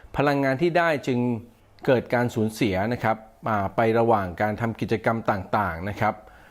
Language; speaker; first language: Thai; native; Thai